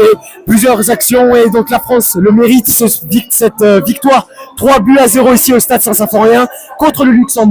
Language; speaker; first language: French; native; French